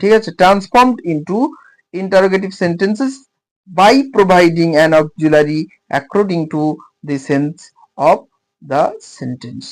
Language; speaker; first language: English; non-native, local second language; Bangla